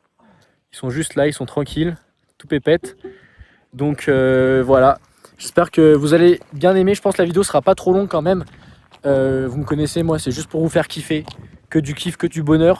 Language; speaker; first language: French; native; French